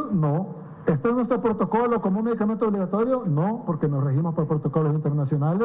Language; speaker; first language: Spanish; native; Spanish